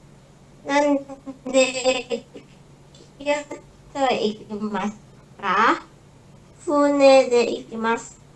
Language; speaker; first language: Japanese; non-native, learner; Indonesian